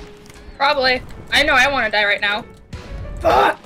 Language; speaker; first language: English; native; English